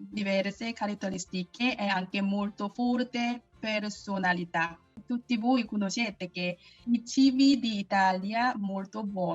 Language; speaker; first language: Italian; non-native, learner; Korean